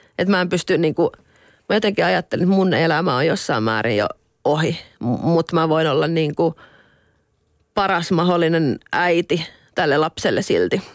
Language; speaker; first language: Finnish; non-native, local second language; Swedish